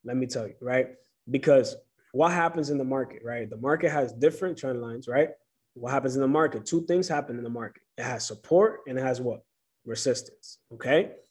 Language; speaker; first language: English; early bilingual, other home language; Spanish